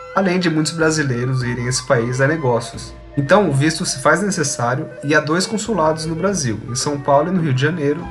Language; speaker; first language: Portuguese; native; Portuguese